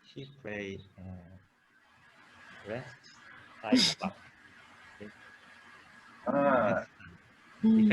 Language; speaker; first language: English; non-native, learner; Japanese